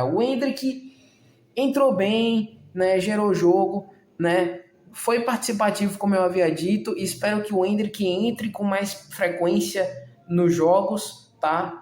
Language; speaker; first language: Portuguese; native; Portuguese